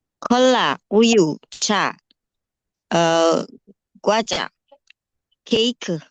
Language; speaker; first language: Korean; non-native, learner; Indonesian